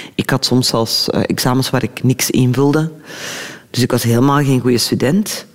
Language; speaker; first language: Dutch; early bilingual, other home language; Turkish